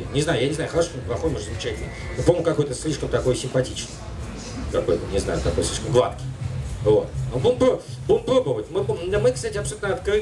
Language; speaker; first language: Russian; native; Russian